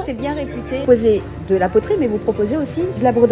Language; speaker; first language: French; native; French